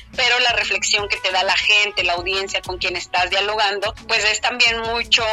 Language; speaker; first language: Spanish; native; Spanish